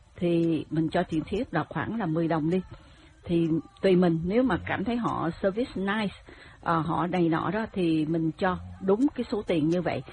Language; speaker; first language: Vietnamese; native; Vietnamese